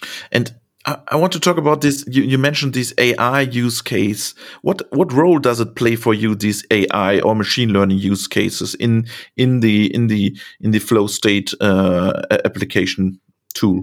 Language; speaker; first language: English; non-native, fluent; German